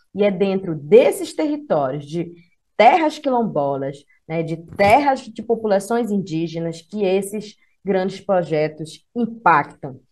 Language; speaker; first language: Portuguese; native; Portuguese